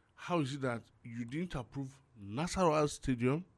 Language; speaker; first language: English; non-native, local second language; Yoruba